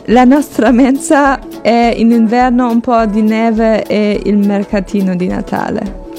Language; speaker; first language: Italian; non-native, learner; German